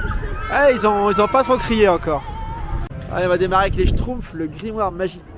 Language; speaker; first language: French; native; French